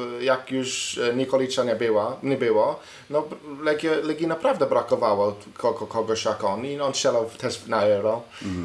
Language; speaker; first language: Polish; non-native, learner; English